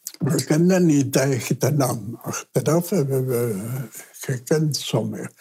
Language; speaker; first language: Dutch; early bilingual, other home language; Spanish